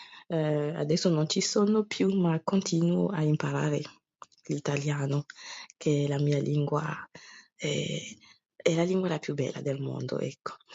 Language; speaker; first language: Italian; non-native, learner; French